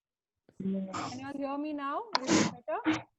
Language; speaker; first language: English; non-native, local second language; Hindi